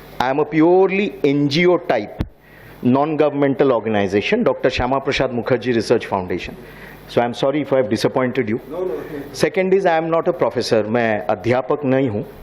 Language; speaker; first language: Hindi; non-native, local second language; Bangla